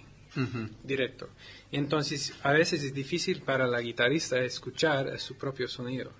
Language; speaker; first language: Spanish; non-native, learner; English